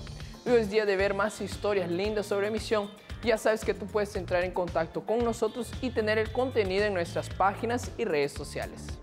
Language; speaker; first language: Spanish; native; Spanish